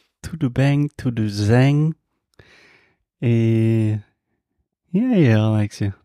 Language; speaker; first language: Portuguese; non-native, fluent; English